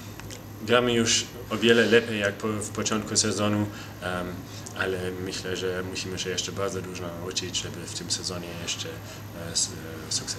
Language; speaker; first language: Polish; early bilingual, heritage; Polish